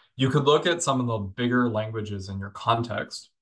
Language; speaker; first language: English; native; English